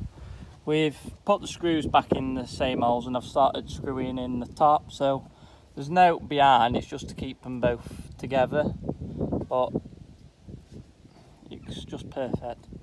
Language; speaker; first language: English; native; English